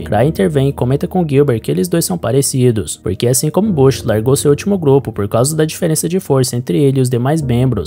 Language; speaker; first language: Portuguese; native; Portuguese